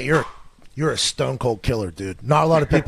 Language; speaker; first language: English; native; English